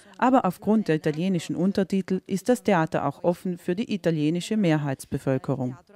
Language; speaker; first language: German; native; German